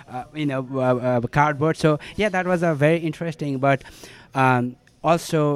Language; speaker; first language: English; non-native, local second language; Nepali